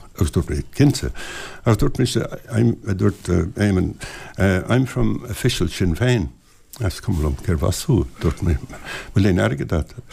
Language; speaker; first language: Irish; non-native, local second language; English